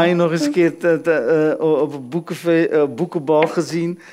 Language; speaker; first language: Dutch; early bilingual, other home language; Arabic